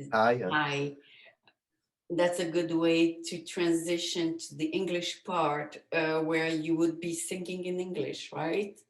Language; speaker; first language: English; non-native, fluent; French